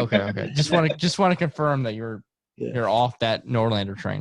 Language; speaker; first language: English; native; English